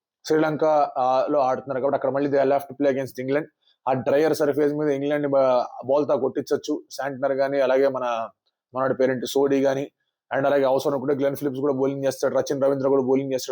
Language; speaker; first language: Telugu; native; Telugu